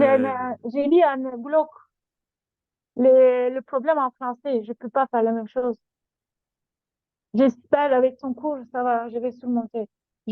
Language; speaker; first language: French; non-native, learner; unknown